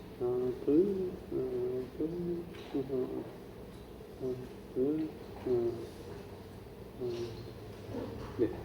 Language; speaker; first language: Korean; native; Korean